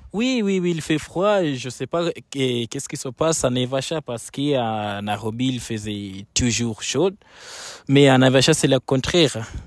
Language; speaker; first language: French; non-native, fluent; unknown